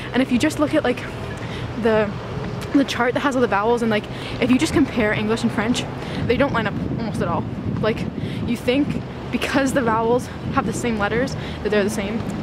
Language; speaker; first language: English; native; English